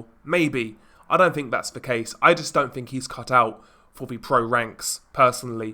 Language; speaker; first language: English; native; English